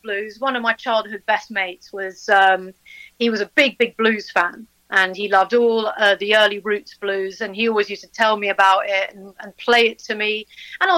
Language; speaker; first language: English; native; English